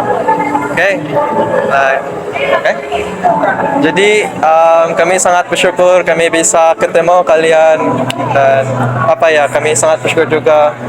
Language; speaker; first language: Indonesian; non-native, fluent; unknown